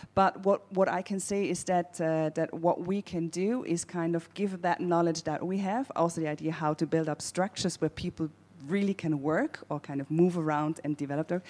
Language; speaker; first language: English; non-native, fluent; German